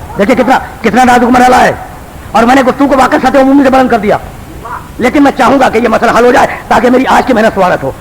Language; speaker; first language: Urdu; native; Urdu